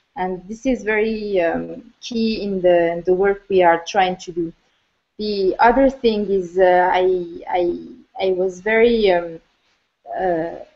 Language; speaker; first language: English; non-native, fluent; Arabic